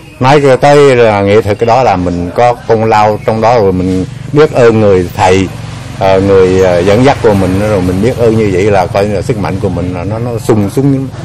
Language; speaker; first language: Vietnamese; non-native, local second language; Khmer